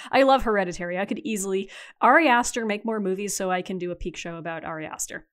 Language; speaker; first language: English; native; English